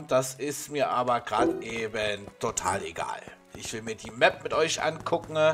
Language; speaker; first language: German; native; German